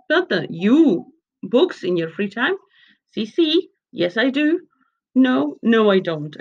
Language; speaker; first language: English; non-native, fluent; Spanish